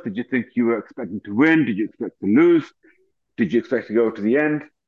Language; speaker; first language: English; native; English